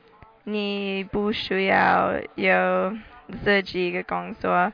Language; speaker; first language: Chinese; non-native, learner; English